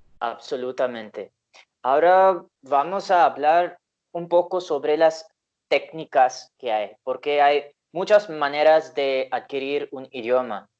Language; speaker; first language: Spanish; non-native, fluent; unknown